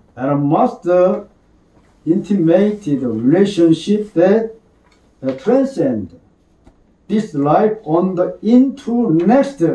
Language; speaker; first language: English; non-native, learner; Korean